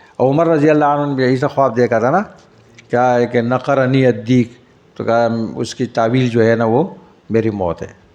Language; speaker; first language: Urdu; non-native, local second language; Pashto